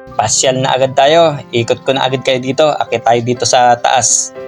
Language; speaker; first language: Filipino; native; Filipino